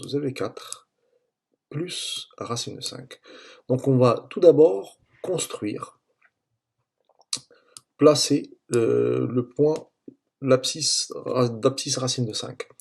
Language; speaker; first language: French; native; French